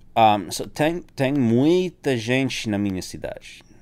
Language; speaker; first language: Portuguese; non-native, fluent; English